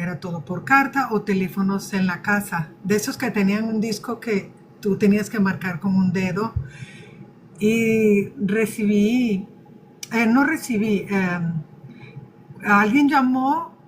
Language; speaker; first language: Spanish; early bilingual, other home language; Portuguese